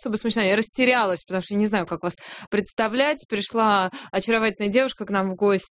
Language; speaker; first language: Russian; native; Russian